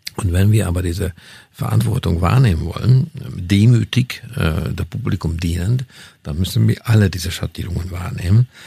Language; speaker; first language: German; non-native, fluent; Hungarian